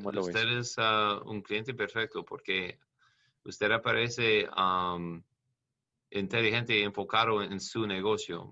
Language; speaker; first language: Spanish; non-native, learner; English